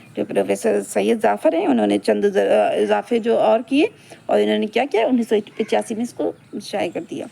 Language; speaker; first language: Urdu; native; Urdu